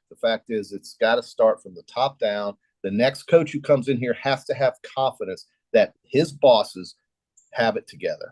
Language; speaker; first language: English; native; English